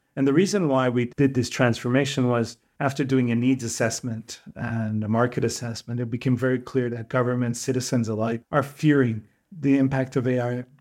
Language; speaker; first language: English; non-native, fluent; Portuguese